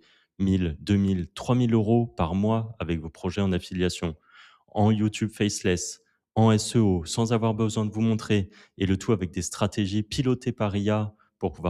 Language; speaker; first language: French; native; French